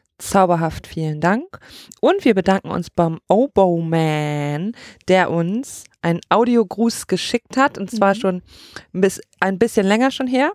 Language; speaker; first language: German; native; German